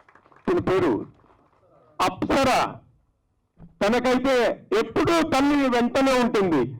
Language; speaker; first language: Telugu; native; Telugu